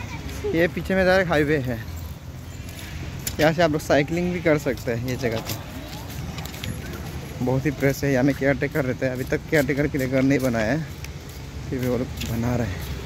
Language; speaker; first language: Hindi; non-native, local second language; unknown